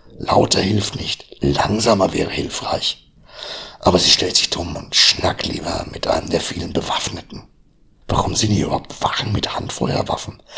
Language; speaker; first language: German; native; German